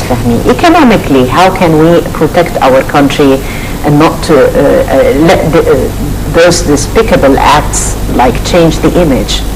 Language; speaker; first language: English; non-native, fluent; Arabic